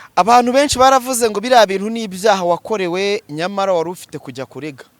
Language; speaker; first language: Kinyarwanda; native; Kinyarwanda